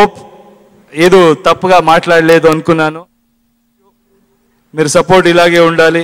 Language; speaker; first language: Telugu; non-native, learner; Kannada